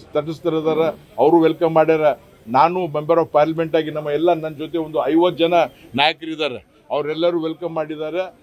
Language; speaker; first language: Kannada; non-native, local second language; Lambadi